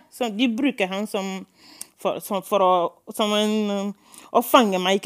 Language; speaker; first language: Norwegian; non-native, fluent; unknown